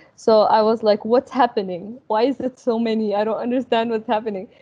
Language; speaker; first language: English; early bilingual, other home language; Arabic